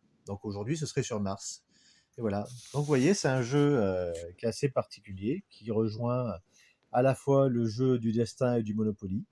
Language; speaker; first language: French; native; French